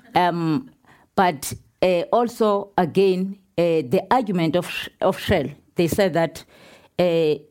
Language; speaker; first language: English; non-native, local second language; Xhosa